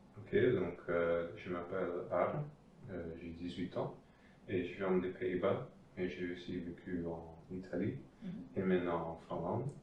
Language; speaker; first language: French; non-native, fluent; Dutch